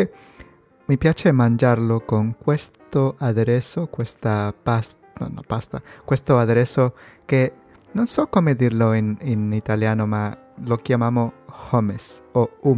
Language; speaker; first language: Italian; non-native, learner; Spanish